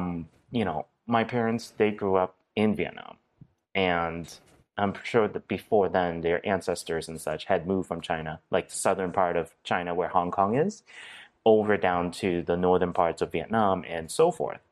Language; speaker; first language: English; early bilingual, other home language; Cantonese